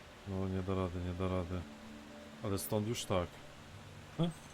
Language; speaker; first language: Polish; native; Polish